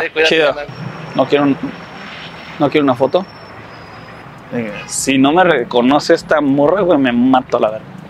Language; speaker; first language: Spanish; native; Spanish